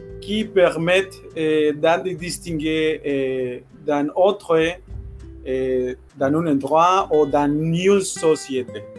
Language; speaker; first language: French; non-native, learner; Spanish